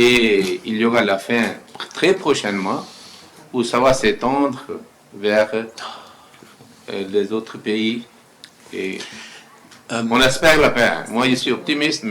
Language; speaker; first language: French; non-native, learner; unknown